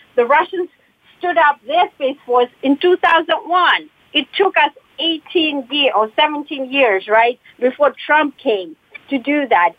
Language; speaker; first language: English; non-native, fluent; Russian